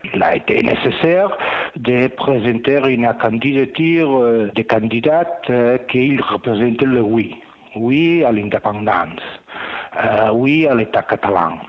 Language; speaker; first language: French; non-native, learner; Catalan